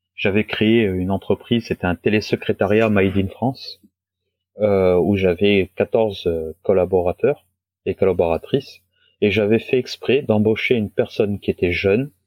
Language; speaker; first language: French; non-native, local second language; Wolof